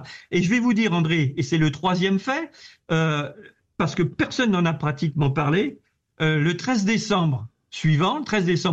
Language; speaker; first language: French; native; French